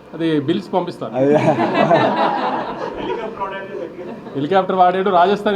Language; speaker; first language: Telugu; native; Telugu